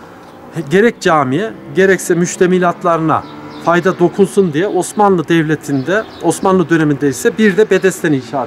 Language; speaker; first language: Turkish; native; Turkish